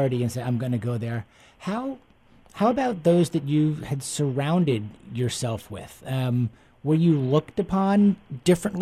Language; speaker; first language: English; native; English